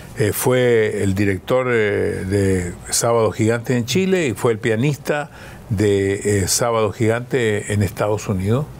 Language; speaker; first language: Spanish; early bilingual, other home language; German